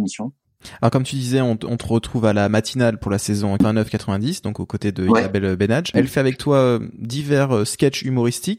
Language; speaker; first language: French; native; French